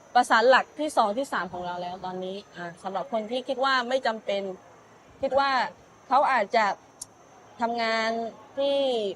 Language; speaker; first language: Thai; non-native, local second language; Malay